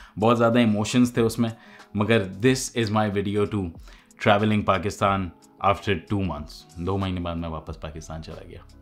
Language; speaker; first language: Urdu; native; Urdu